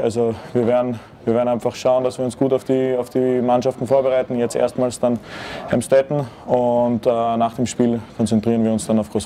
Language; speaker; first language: German; native; German